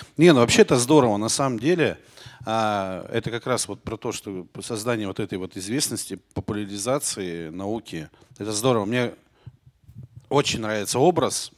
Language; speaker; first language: Russian; native; Russian